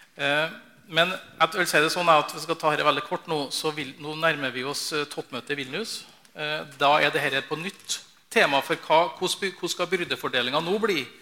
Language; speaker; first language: Norwegian; native; Norwegian